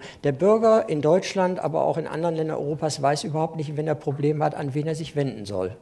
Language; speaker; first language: German; native; German